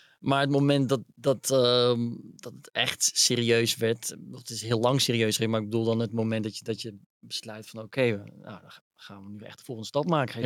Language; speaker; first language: Dutch; early bilingual, other home language; Arabic